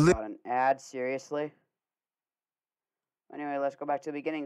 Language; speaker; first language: English; native; English